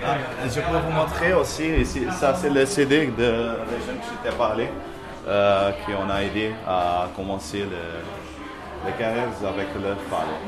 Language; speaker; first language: French; non-native, fluent; Portuguese